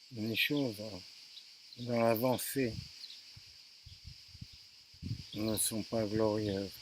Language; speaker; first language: French; native; French